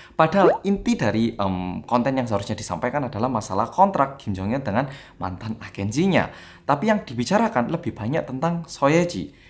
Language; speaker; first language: Indonesian; non-native, fluent; Korean